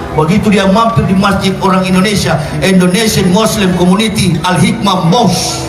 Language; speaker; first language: Indonesian; native; Indonesian